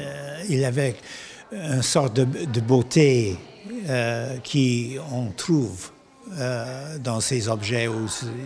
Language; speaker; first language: French; non-native, local second language; English